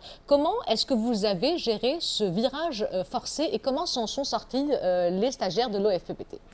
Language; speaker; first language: French; non-native, local second language; Arabic